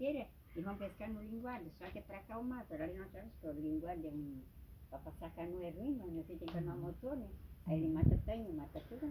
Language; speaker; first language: Portuguese; native; Portuguese